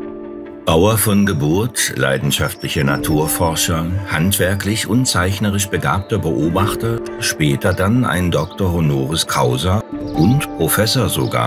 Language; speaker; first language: German; native; German